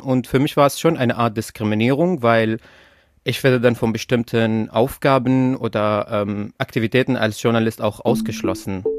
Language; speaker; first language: German; non-native, fluent; Arabic